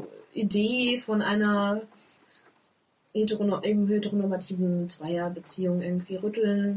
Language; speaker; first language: German; native; German